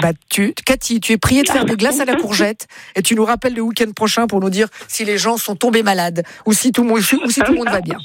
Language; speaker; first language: French; native; French